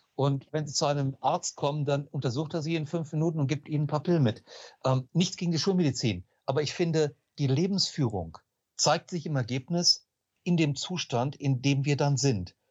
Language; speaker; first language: German; native; German